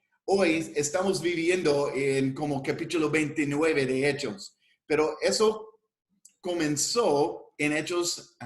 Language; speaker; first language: Spanish; non-native, fluent; English